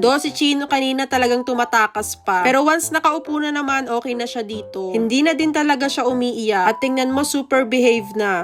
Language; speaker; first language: Filipino; native; Filipino